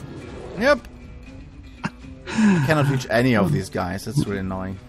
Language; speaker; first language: English; non-native, fluent; German